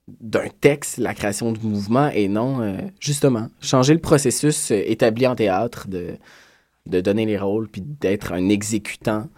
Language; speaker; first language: French; native; French